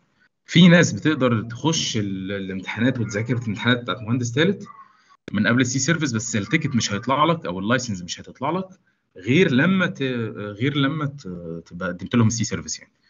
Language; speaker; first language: Arabic; native; Arabic